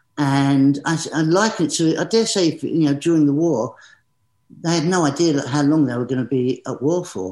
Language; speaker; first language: English; native; English